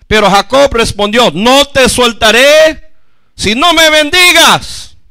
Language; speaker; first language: Spanish; non-native, fluent; English